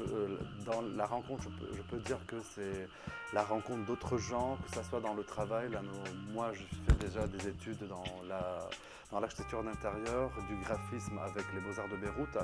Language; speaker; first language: French; non-native, local second language; Arabic